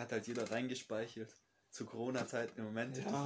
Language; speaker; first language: German; native; German